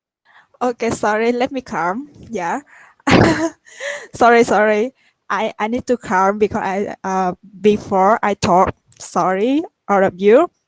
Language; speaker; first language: English; non-native, learner; Vietnamese